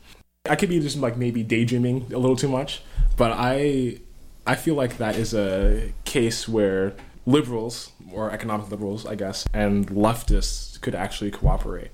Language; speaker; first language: English; native; English